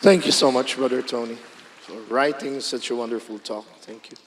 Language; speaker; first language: English; non-native, local second language; Filipino